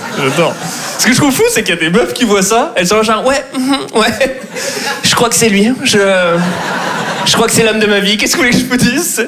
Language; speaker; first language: French; native; French